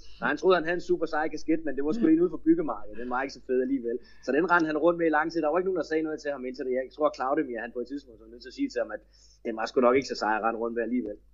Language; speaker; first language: Danish; native; Danish